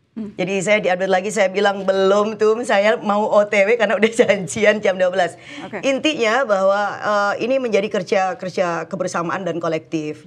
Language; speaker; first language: Indonesian; native; Indonesian